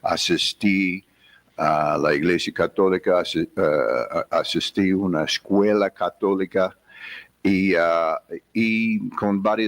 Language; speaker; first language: Spanish; non-native, fluent; English